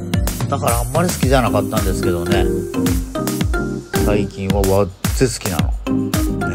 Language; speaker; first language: Japanese; native; Japanese